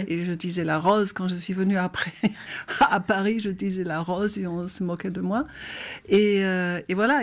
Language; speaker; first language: French; non-native, fluent; German